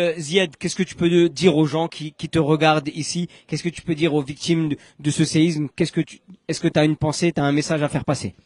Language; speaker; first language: French; native; French